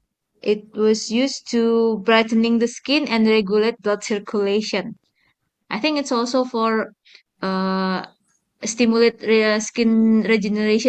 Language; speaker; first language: English; non-native, fluent; Indonesian